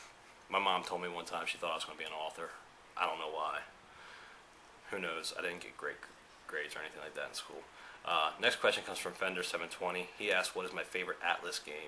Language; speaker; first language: English; early bilingual, other home language; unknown